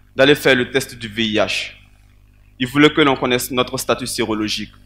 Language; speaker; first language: French; non-native, local second language; Mossi